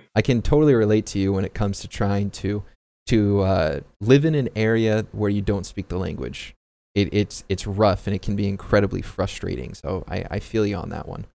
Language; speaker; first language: English; native; English